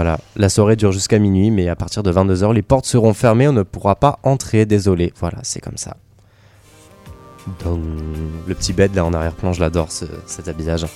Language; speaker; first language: French; native; French